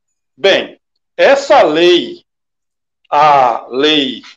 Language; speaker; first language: Portuguese; native; Portuguese